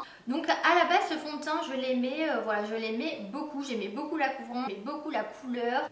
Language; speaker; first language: French; native; French